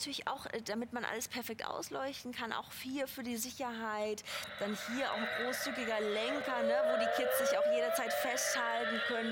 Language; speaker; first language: German; native; German